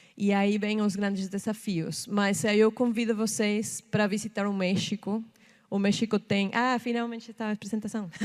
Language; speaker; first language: Portuguese; non-native, fluent; Spanish